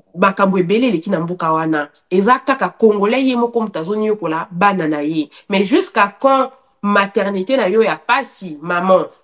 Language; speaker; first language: Lingala; native; Lingala